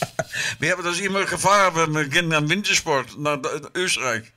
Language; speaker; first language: German; non-native, learner; Dutch